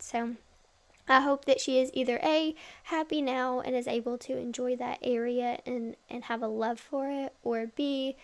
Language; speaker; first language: English; native; English